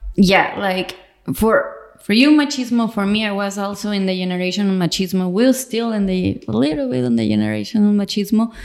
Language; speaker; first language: English; non-native, fluent; Spanish